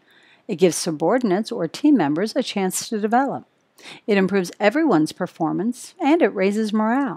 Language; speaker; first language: English; native; English